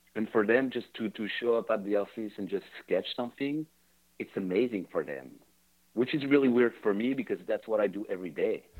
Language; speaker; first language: English; non-native, fluent; French